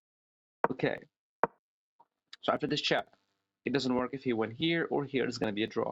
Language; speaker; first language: English; non-native, fluent; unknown